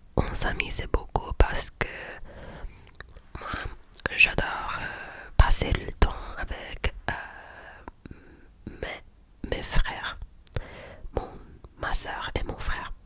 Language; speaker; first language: French; non-native, learner; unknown